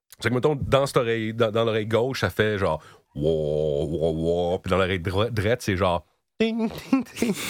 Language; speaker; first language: French; native; French